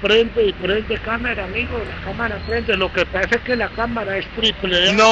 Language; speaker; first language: Spanish; native; Spanish